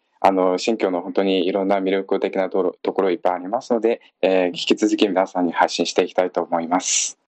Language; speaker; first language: Japanese; non-native, fluent; Uyghur